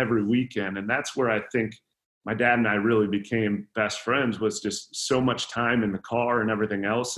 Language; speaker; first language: English; native; English